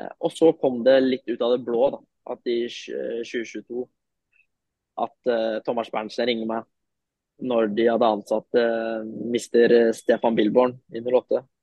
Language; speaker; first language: Norwegian; native; Norwegian